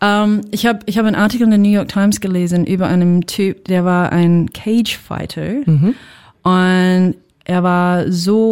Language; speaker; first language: German; non-native, fluent; English